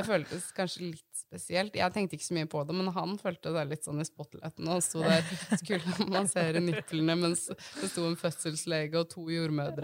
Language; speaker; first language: Norwegian; native; Norwegian